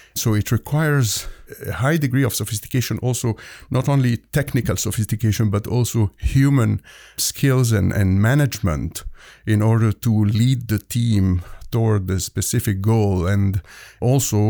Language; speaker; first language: English; non-native, fluent; Arabic